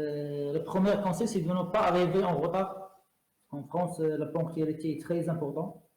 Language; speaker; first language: French; non-native, local second language; Arabic